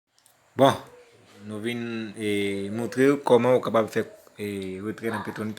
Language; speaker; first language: French; non-native, learner; Haitian Creole